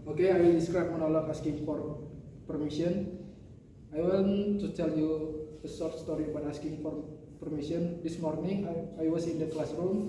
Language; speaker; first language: English; non-native, learner; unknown